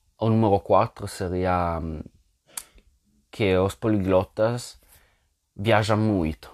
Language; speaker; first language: Portuguese; non-native, fluent; Italian